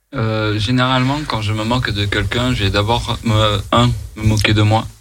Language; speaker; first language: French; native; French